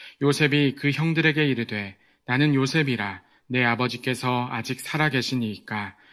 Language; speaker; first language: Korean; native; Korean